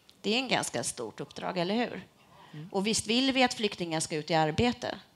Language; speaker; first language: Swedish; native; Swedish